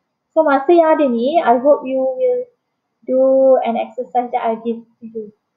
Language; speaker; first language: English; non-native, local second language; Malay